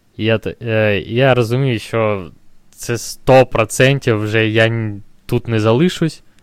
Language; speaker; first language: Ukrainian; non-native, local second language; Russian